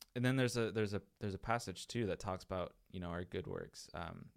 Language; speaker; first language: English; native; English